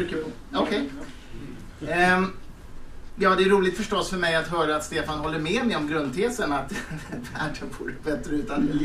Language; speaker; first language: Swedish; native; Swedish